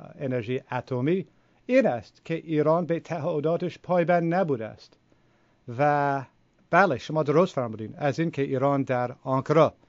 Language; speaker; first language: Persian; non-native, fluent; English